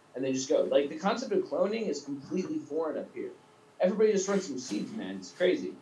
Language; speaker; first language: English; native; English